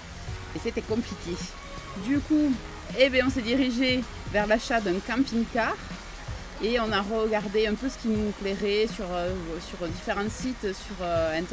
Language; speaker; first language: French; native; French